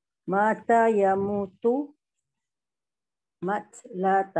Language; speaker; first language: Arabic; non-native, learner; Indonesian